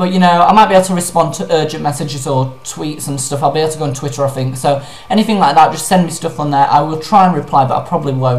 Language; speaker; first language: English; native; English